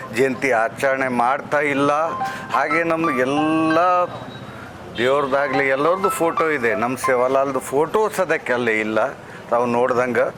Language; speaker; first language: Kannada; non-native, local second language; Lambadi